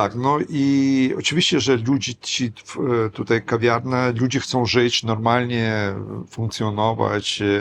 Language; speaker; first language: Polish; non-native, fluent; Ukrainian